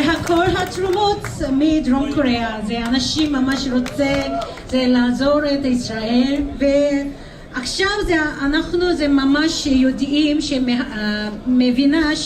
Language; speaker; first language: Hebrew; non-native, learner; Korean